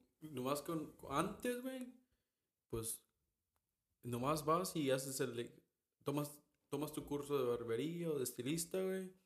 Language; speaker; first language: Spanish; early bilingual, heritage; Spanish